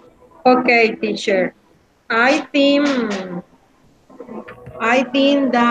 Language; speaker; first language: English; non-native, learner; Spanish